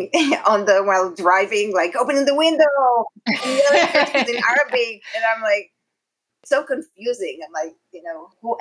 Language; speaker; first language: English; non-native, fluent; Hebrew